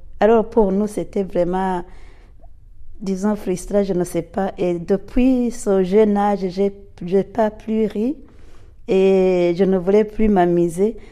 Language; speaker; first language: French; non-native, local second language; Rundi